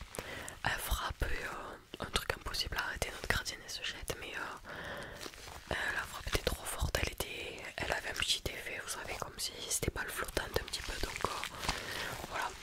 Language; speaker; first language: French; native; French